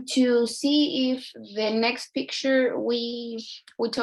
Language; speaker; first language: English; non-native, learner; Spanish